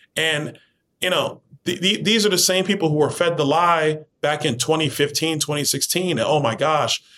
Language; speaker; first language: English; native; English